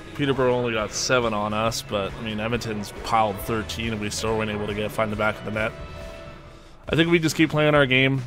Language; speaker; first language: English; native; English